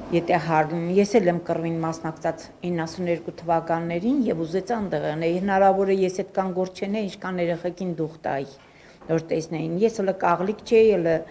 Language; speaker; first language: Armenian; native; Armenian